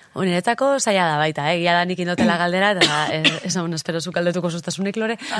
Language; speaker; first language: Basque; native; Basque